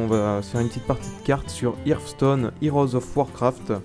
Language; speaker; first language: French; native; French